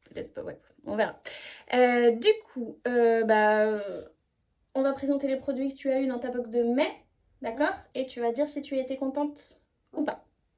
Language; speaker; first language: French; native; French